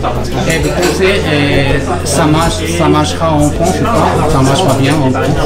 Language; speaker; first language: French; non-native, learner; Japanese